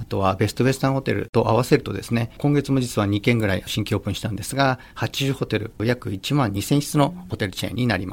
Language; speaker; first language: Japanese; native; Japanese